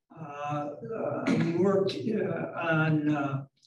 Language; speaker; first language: English; native; English